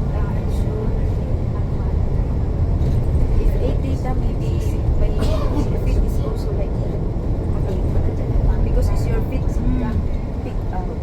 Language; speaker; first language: English; non-native, learner; Filipino